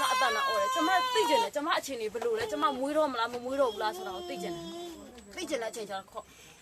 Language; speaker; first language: Burmese; native; Burmese